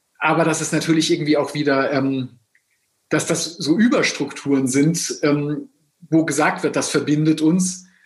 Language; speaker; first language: German; native; German